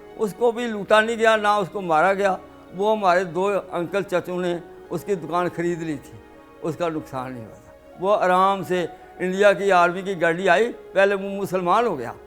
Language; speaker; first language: Urdu; non-native, local second language; Punjabi